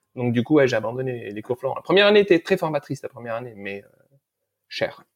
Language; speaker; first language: French; early bilingual, other home language; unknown